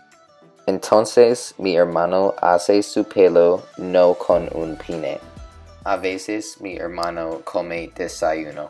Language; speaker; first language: Spanish; non-native, learner; English